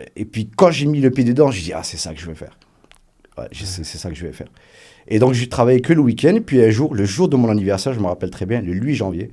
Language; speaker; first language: French; early bilingual, other home language; Arabic